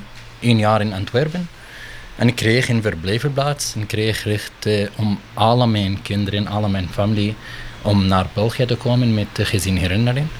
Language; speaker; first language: Dutch; non-native, learner; Arabic